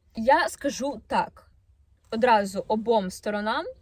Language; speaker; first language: Ukrainian; non-native, local second language; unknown